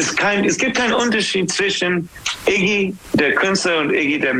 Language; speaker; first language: German; non-native, fluent; English